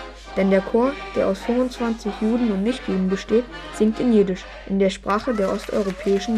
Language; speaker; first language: German; native; German